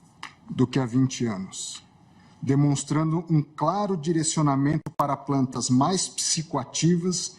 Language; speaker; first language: Portuguese; native; Portuguese